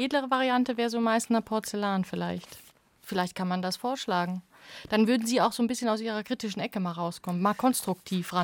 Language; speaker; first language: German; native; German